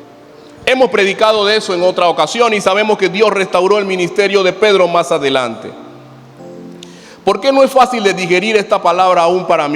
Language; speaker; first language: Spanish; native; Spanish